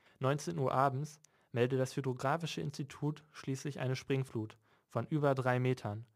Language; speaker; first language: German; native; German